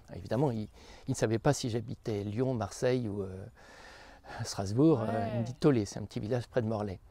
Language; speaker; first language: French; native; French